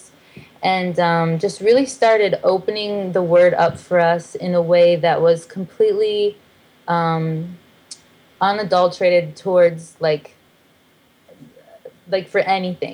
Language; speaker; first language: English; native; English